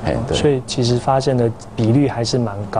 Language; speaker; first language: Chinese; native; Chinese